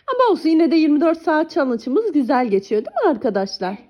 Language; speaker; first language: Turkish; native; Turkish